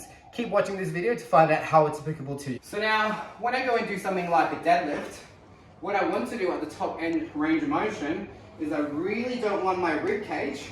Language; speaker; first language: English; native; English